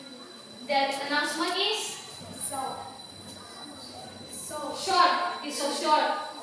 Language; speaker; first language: English; non-native, learner; Indonesian